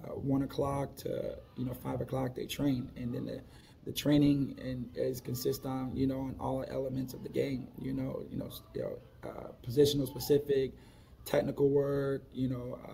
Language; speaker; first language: English; native; English